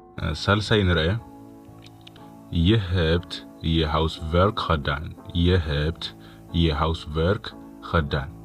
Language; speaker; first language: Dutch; non-native, fluent; Tigrinya